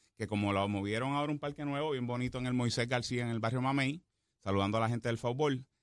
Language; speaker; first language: Spanish; native; Spanish